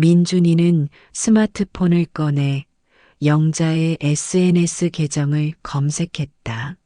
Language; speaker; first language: Korean; native; Korean